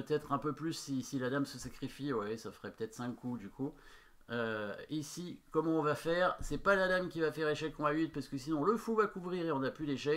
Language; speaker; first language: French; native; French